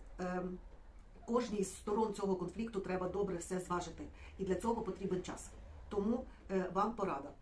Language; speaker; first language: Ukrainian; non-native, local second language; Russian